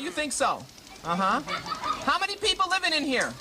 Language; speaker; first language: English; native; English